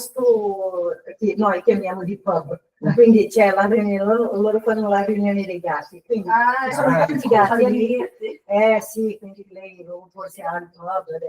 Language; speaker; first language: Italian; non-native, fluent; Portuguese